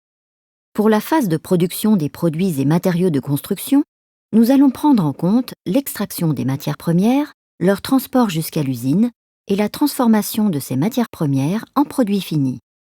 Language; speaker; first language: French; native; French